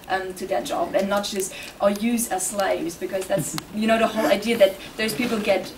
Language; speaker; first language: English; non-native, fluent; German